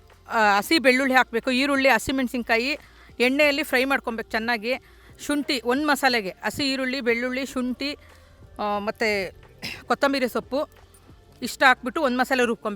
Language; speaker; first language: Kannada; native; Kannada